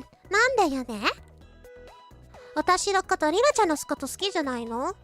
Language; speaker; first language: Japanese; non-native, learner; English